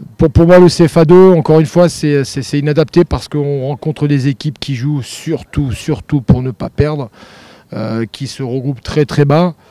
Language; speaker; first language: French; native; French